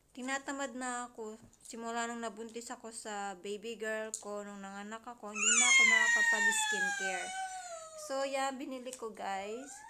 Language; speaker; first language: Filipino; native; Filipino